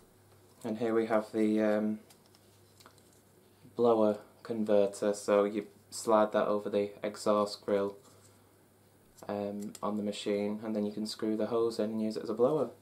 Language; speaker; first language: English; native; English